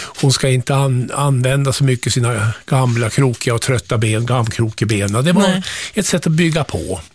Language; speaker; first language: Swedish; native; Swedish